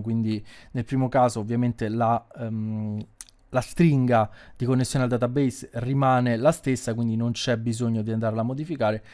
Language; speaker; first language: Italian; native; Italian